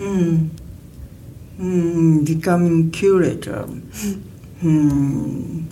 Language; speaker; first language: English; non-native, learner; Japanese